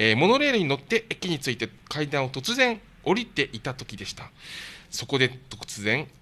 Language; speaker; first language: Japanese; native; Japanese